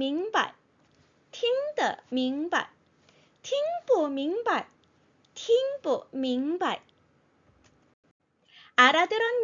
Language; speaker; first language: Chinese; non-native, fluent; Korean